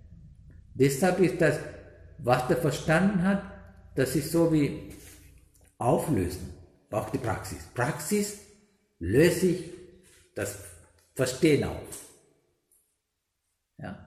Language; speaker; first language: German; non-native, learner; Sinhala